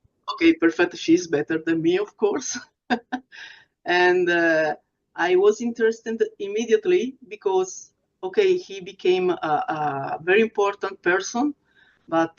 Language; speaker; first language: English; non-native, fluent; Italian